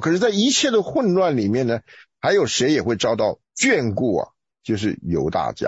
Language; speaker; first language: Chinese; native; Chinese